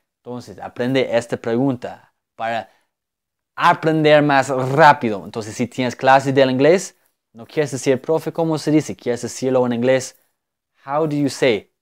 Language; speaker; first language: Spanish; non-native, fluent; English